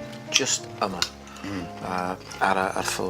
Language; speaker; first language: Welsh; non-native, learner; English